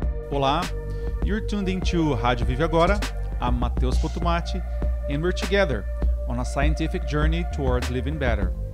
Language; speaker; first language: English; non-native, fluent; Portuguese